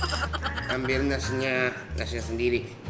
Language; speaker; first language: Indonesian; non-native, fluent; Japanese